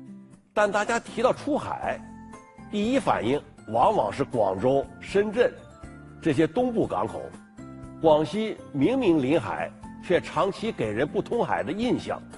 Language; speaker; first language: Chinese; native; Chinese